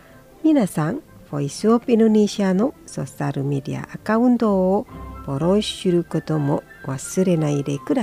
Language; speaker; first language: Japanese; non-native, fluent; Indonesian